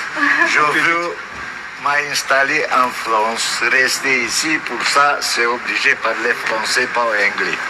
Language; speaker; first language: French; non-native, learner; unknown